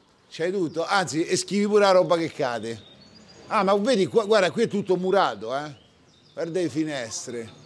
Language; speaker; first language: Italian; native; Italian